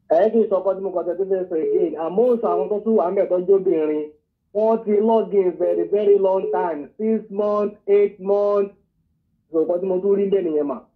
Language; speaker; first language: Yoruba; native; Yoruba